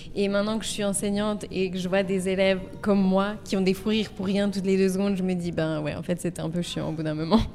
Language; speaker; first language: French; native; French